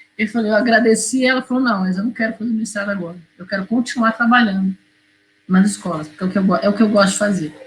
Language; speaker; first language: Portuguese; native; Portuguese